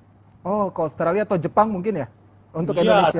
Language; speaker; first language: Indonesian; native; Indonesian